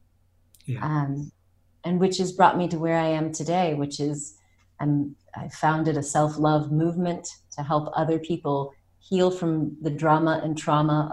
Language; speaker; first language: English; native; English